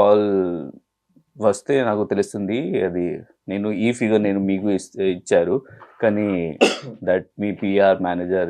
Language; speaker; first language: Telugu; non-native, learner; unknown